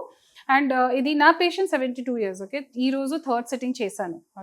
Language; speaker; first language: Telugu; non-native, fluent; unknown